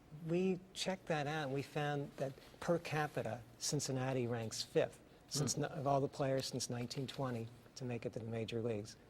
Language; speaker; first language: English; native; English